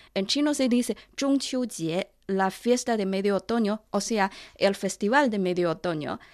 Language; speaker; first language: Spanish; non-native, fluent; Chinese